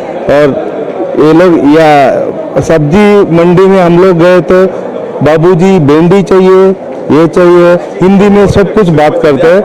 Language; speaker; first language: Hindi; non-native, local second language; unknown